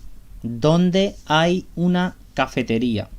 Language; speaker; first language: Spanish; non-native, fluent; Urdu